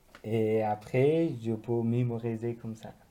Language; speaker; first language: French; non-native, learner; Persian